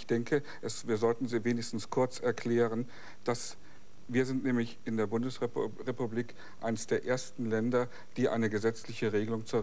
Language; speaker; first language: German; native; German